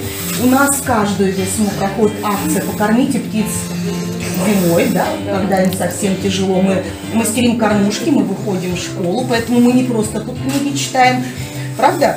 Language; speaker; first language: Russian; native; Russian